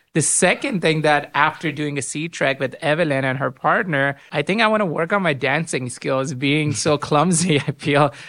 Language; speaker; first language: English; non-native, local second language; Urdu